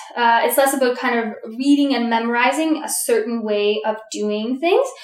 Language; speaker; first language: English; early bilingual, other home language; Russian